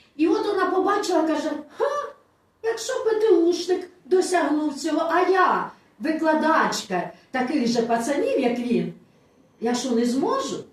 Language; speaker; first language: Ukrainian; non-native, local second language; Russian